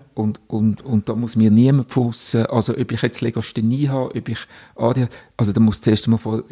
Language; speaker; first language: German; native; German